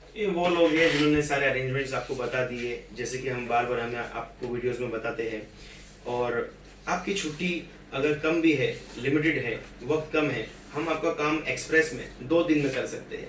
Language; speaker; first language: Hindi; native; Hindi